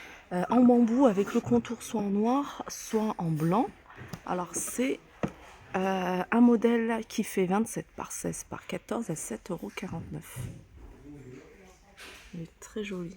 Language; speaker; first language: French; native; French